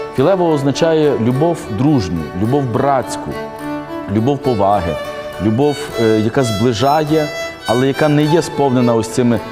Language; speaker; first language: Ukrainian; native; Ukrainian